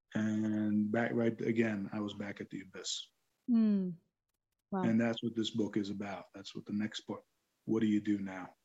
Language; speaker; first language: English; native; English